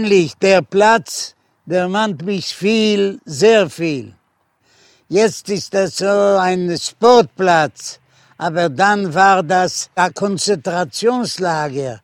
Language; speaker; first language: German; non-native, learner; Yiddish